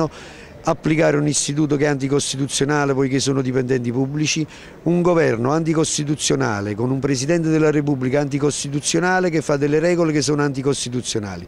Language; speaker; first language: Italian; native; Italian